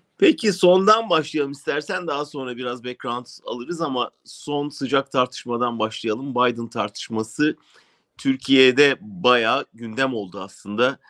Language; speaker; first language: Turkish; native; Turkish